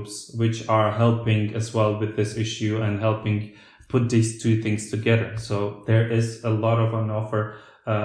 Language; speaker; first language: English; non-native, fluent; Slovak